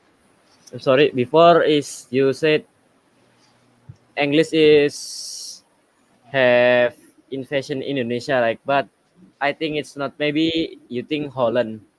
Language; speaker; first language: English; non-native, learner; Indonesian